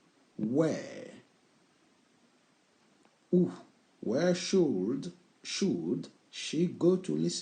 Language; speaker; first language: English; non-native, learner; French